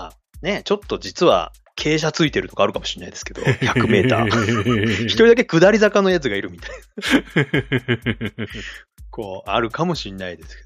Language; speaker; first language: Japanese; native; Japanese